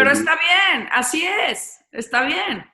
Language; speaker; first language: Spanish; native; Spanish